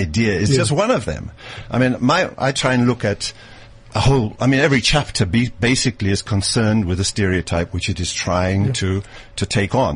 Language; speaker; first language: English; native; English